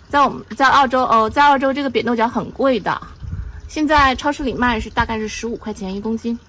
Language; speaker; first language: Chinese; native; Chinese